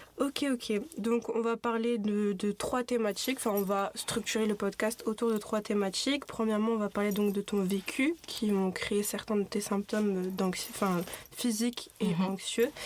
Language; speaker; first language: French; native; French